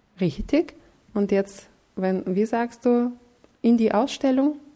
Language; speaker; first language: German; non-native, fluent; Russian